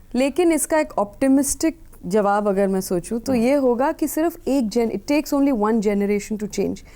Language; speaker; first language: Hindi; native; Hindi